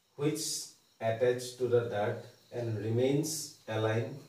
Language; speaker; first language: English; non-native, local second language; Assamese